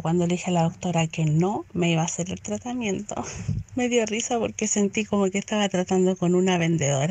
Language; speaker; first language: Spanish; native; Spanish